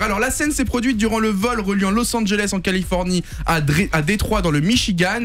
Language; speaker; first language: French; native; French